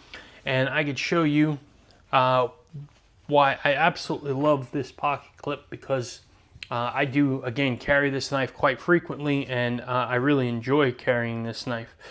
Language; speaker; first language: English; native; English